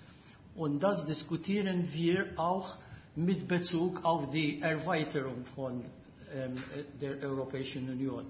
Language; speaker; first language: German; non-native, fluent; Maltese